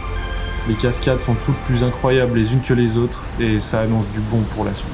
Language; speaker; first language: French; native; French